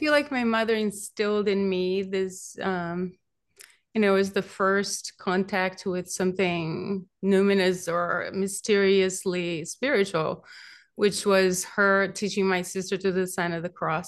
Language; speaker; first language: English; non-native, fluent; Portuguese